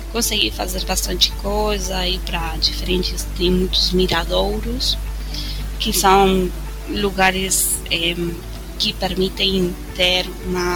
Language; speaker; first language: Portuguese; non-native, fluent; Spanish